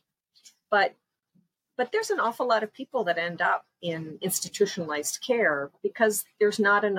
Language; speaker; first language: English; native; English